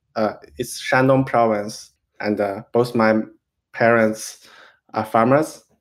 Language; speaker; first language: English; non-native, fluent; Chinese